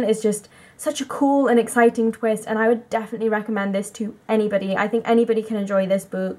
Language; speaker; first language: English; native; English